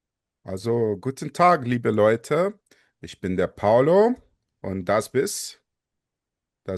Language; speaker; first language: German; non-native, fluent; Portuguese